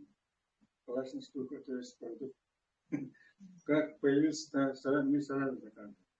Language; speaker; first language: Russian; non-native, local second language; Yakut